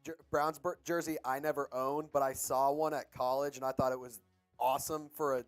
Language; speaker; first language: English; native; English